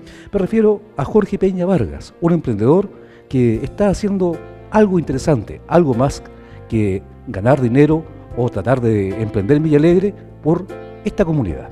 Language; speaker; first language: Spanish; native; Spanish